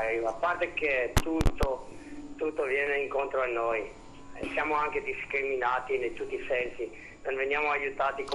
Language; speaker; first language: Italian; non-native, fluent; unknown